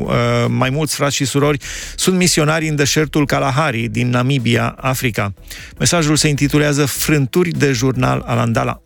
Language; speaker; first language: Romanian; native; Romanian